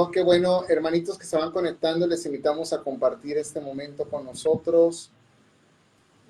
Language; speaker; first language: Spanish; native; Spanish